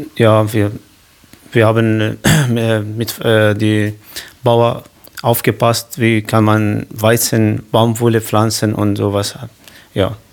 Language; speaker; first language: German; non-native, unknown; Kurdish